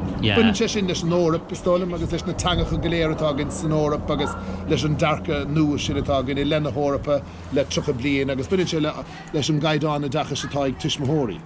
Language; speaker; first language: Irish; native; Irish